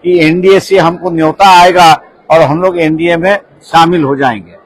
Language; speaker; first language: Hindi; non-native, local second language; Marathi